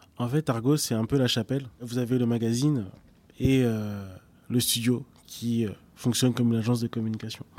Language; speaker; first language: French; early bilingual, other home language; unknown